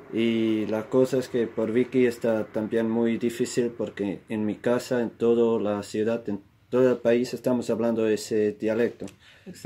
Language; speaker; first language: Spanish; non-native, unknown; Swiss German